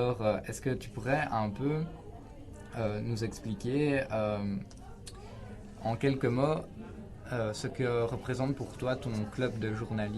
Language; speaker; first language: French; native; French